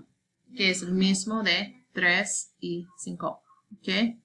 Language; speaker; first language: Spanish; non-native, learner; English